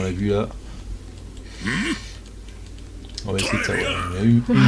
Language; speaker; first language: French; native; French